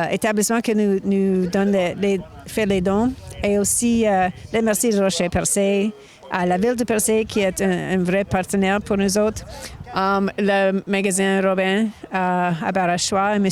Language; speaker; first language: French; non-native, local second language; English